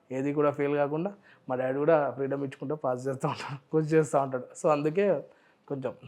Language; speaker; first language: Telugu; non-native, local second language; Urdu